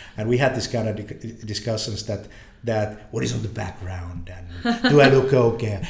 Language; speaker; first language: English; native; English